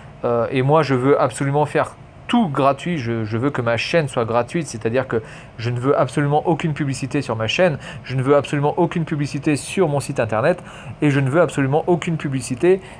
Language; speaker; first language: French; native; French